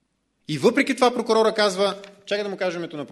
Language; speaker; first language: Bulgarian; native; Bulgarian